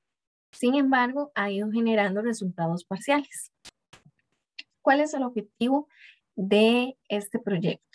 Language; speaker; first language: Spanish; native; Spanish